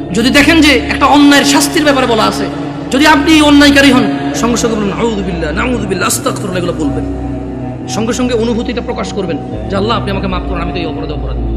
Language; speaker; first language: Bangla; early bilingual, heritage; Bangla